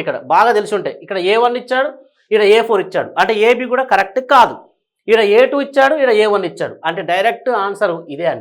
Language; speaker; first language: Telugu; native; Telugu